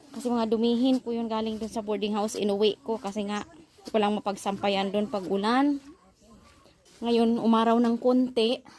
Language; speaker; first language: Filipino; non-native, local second language; Cebuano